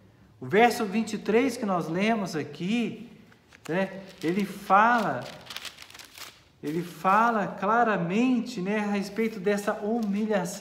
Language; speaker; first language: Portuguese; native; Portuguese